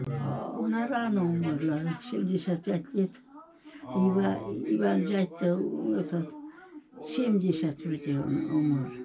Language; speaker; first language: Russian; non-native, local second language; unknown